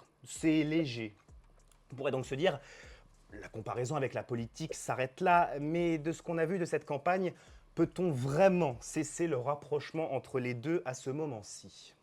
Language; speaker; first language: French; native; French